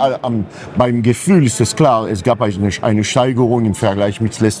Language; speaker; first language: German; non-native, fluent; French